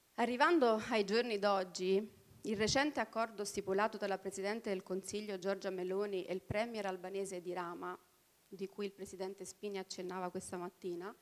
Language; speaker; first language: Italian; early bilingual, other home language; Albanian